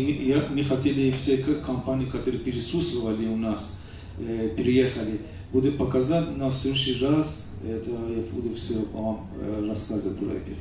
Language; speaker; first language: Russian; non-native, learner; Persian